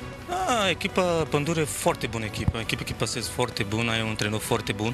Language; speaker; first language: Romanian; non-native, learner; Portuguese